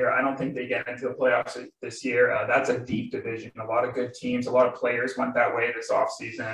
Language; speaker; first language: English; native; English